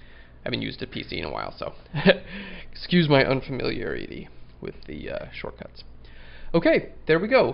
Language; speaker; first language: English; native; English